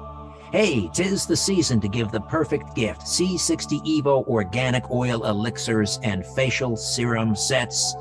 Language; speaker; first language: English; native; English